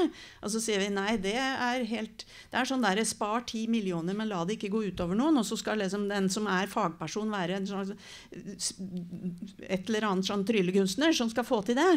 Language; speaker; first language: Norwegian; native; Norwegian